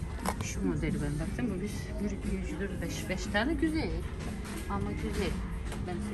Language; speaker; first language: Turkish; non-native, learner; Russian